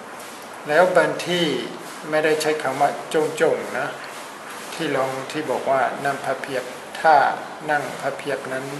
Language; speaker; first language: Thai; non-native, fluent; Burmese